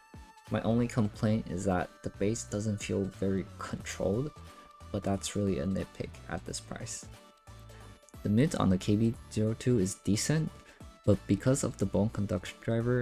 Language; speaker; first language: English; non-native, fluent; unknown